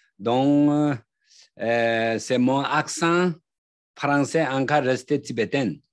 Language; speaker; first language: French; non-native, learner; Tibetan